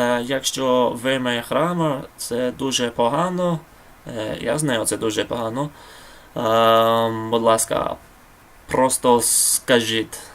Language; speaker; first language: Ukrainian; non-native, learner; English